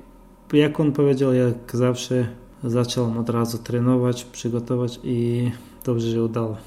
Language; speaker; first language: Polish; non-native, fluent; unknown